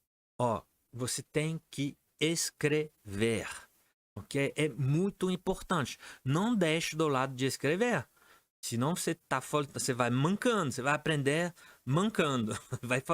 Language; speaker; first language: Portuguese; non-native, fluent; French